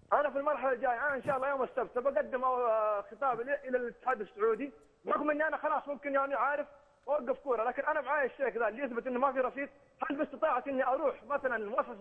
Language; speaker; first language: Arabic; native; Arabic